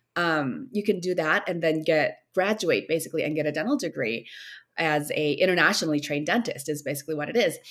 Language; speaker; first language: English; early bilingual, other home language; Korean